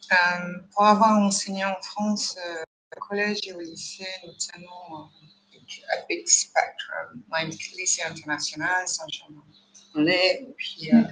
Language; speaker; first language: French; non-native, fluent; English